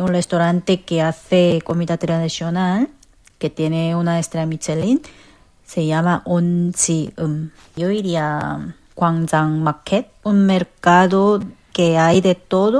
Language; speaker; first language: Spanish; non-native, fluent; Korean